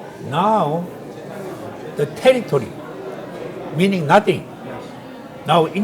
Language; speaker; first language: English; non-native, learner; Korean